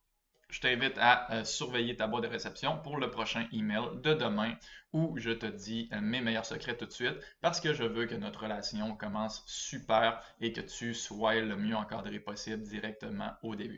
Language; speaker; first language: French; native; French